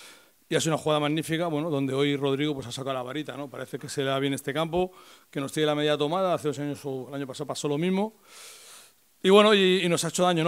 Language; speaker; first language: Spanish; native; Spanish